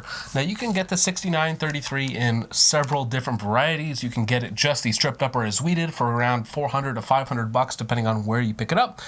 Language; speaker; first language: English; native; English